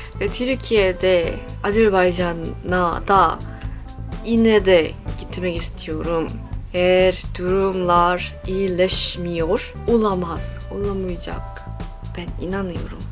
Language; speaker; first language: Turkish; non-native, learner; Korean